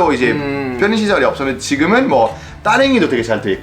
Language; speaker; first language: Korean; non-native, fluent; French